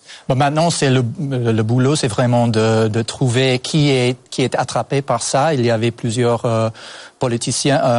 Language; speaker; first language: French; non-native, fluent; English